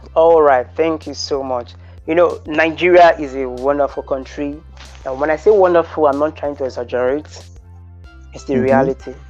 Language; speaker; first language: English; non-native, local second language; Bini